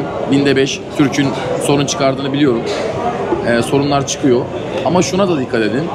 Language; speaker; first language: Turkish; native; Turkish